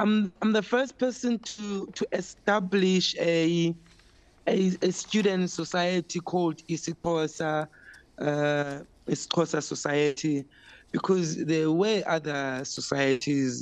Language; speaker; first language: English; non-native, local second language; Xhosa